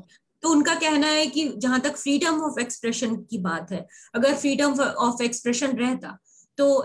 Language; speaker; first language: Hindi; native; Hindi